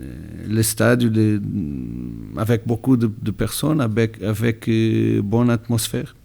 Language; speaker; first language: French; non-native, learner; Portuguese